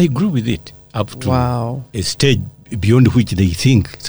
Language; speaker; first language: English; non-native, local second language; Ganda